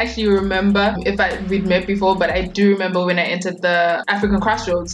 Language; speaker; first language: English; non-native, local second language; Swati